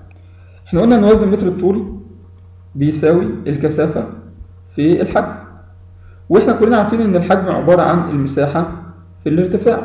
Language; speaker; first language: Arabic; native; Arabic